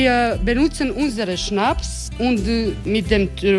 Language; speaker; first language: German; non-native, fluent; Croatian